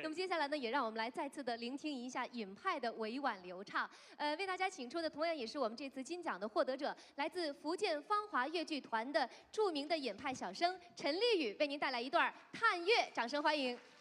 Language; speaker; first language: Chinese; native; Chinese